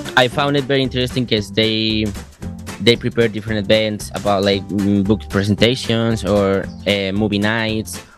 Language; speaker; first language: English; non-native, fluent; Spanish